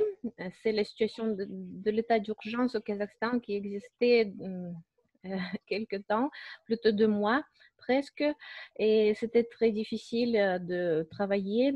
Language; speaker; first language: French; non-native, fluent; Russian